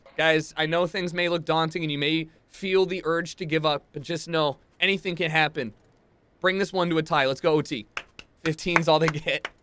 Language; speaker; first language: English; native; English